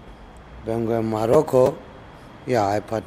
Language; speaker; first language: Spanish; non-native, learner; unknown